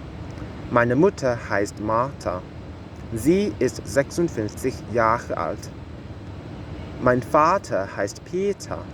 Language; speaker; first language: German; non-native, learner; Cantonese